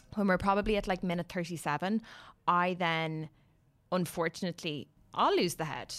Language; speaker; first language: English; native; English